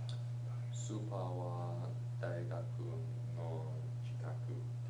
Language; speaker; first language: Japanese; non-native, learner; English